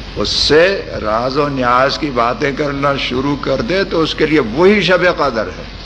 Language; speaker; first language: Urdu; native; Urdu